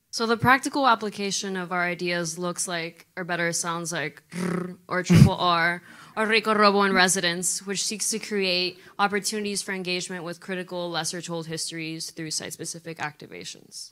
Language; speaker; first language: English; native; English